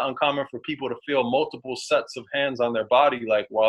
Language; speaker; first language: English; native; English